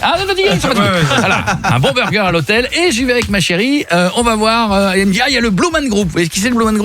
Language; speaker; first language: French; native; French